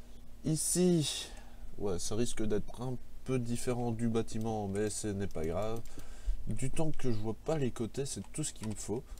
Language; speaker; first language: French; native; French